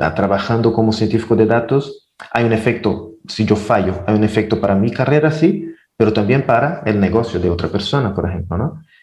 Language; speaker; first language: Spanish; non-native, fluent; Portuguese